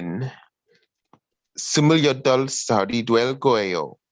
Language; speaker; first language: Korean; non-native, learner; English